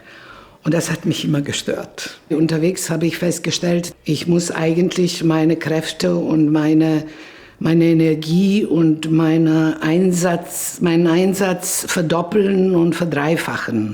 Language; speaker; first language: German; non-native, fluent; Serbian